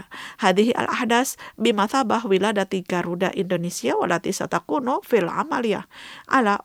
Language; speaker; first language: Arabic; non-native, fluent; Indonesian